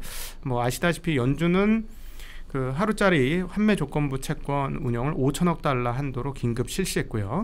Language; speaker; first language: Korean; native; Korean